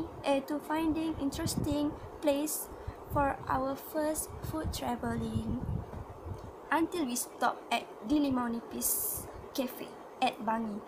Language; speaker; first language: English; non-native, learner; Malay